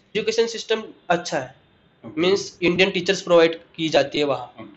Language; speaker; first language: Hindi; non-native, local second language; Marathi